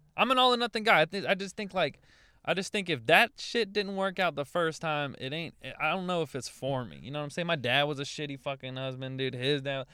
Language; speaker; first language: English; native; English